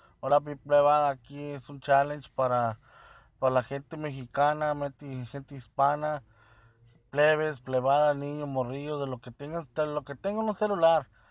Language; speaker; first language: Spanish; early bilingual, heritage; Spanish